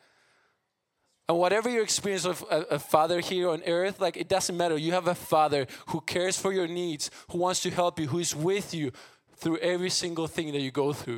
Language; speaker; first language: English; non-native, fluent; Spanish